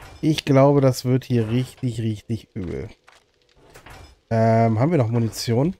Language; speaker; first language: German; native; German